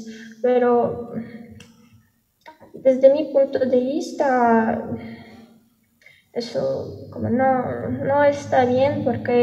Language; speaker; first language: Spanish; non-native, fluent; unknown